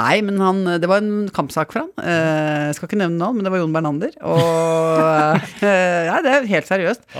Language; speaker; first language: Norwegian; native; Norwegian